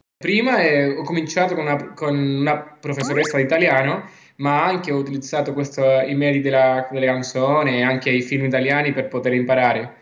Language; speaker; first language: Italian; non-native, learner; Spanish